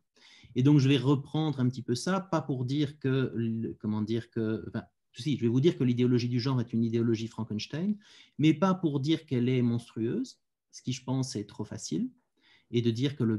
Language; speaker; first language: French; native; French